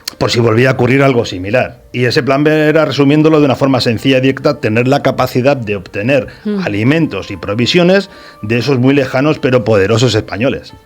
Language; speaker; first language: Spanish; native; Spanish